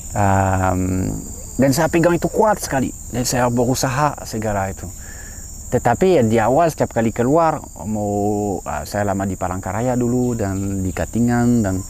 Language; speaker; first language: Indonesian; non-native, fluent; French